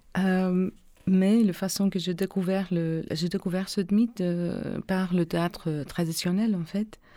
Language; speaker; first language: French; non-native, learner; Greek